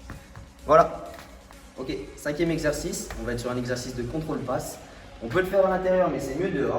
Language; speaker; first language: French; native; French